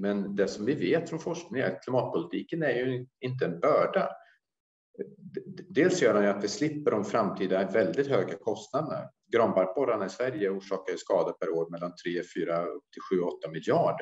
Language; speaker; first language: Swedish; native; Swedish